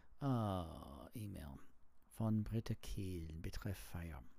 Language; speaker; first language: German; non-native, learner; English